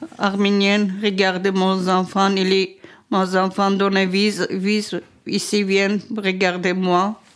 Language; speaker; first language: French; non-native, learner; Armenian